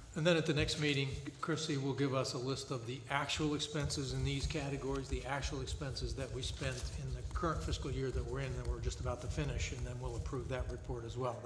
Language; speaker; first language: English; native; English